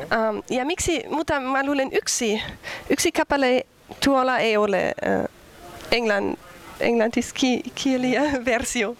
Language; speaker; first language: Finnish; non-native, learner; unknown